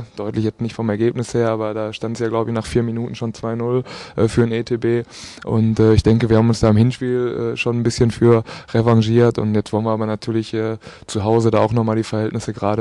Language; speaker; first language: German; native; German